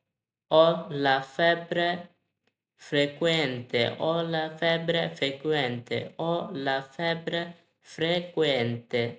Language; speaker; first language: Italian; non-native, learner; Bangla